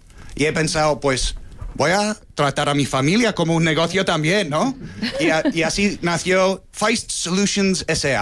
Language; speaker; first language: Spanish; non-native, fluent; English